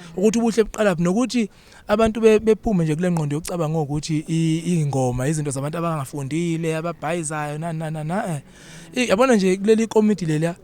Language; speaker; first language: Zulu; native; Zulu